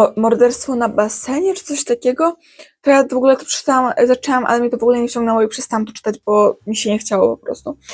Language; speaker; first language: Polish; native; Polish